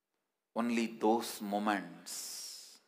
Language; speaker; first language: English; non-native, local second language; Tamil